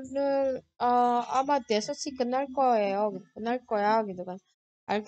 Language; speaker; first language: Korean; non-native, fluent; Indonesian